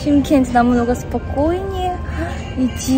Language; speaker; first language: Russian; non-native, learner; Korean